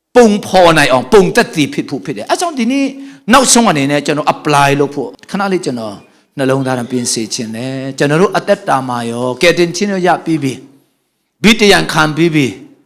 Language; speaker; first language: Burmese; non-native, local second language; Tedim Chin